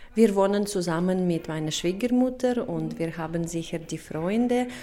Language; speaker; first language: German; non-native, learner; Russian